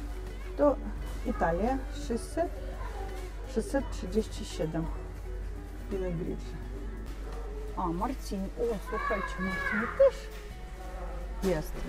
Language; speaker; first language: Polish; non-native, fluent; Russian